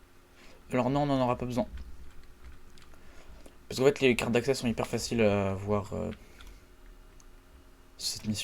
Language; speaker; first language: French; native; French